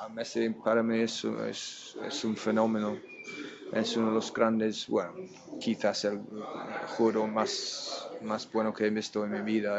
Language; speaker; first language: Spanish; non-native, fluent; English